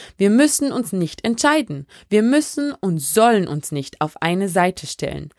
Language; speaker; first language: German; early bilingual, other home language; French